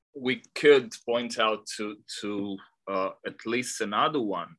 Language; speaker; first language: English; non-native, fluent; Italian